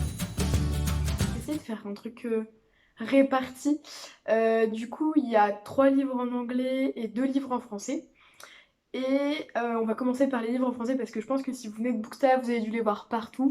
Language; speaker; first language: French; native; French